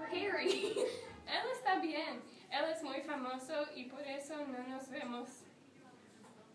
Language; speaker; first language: Spanish; non-native, learner; English